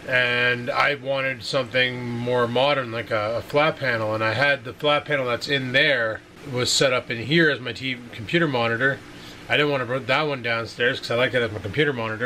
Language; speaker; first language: English; native; English